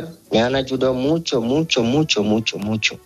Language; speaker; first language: Spanish; non-native, learner; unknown